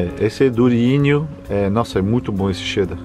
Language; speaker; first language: Portuguese; non-native, fluent; French